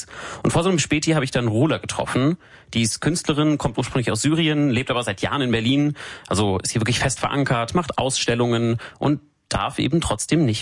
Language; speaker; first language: German; native; German